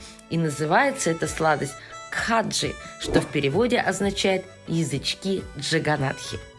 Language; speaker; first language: Russian; native; Russian